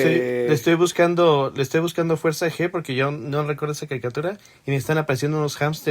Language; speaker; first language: Spanish; native; Spanish